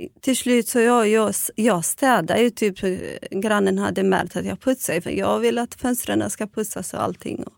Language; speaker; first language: Swedish; non-native, fluent; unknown